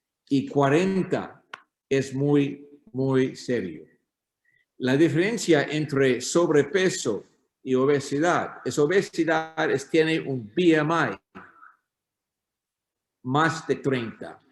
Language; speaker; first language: Spanish; non-native, learner; English